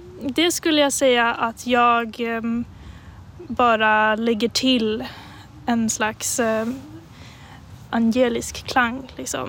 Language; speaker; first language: Swedish; native; Swedish